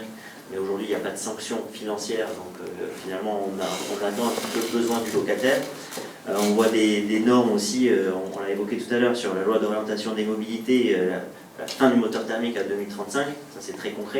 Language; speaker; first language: French; native; French